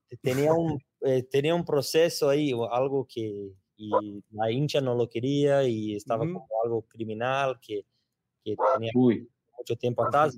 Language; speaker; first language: Spanish; non-native, learner; Portuguese